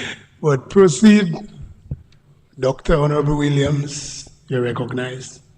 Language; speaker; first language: English; native; English